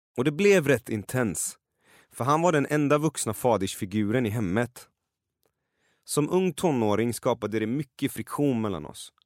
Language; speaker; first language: Swedish; early bilingual, other home language; Persian